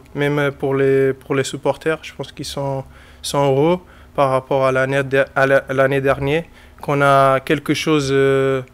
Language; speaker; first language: French; non-native, fluent; Portuguese